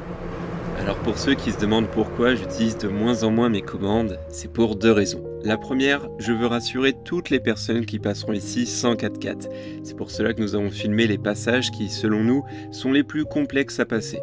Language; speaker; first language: French; native; French